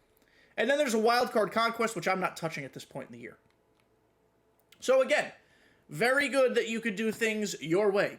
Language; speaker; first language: English; native; English